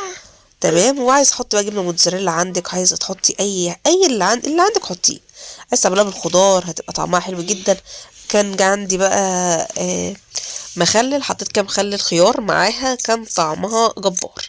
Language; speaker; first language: Arabic; native; Arabic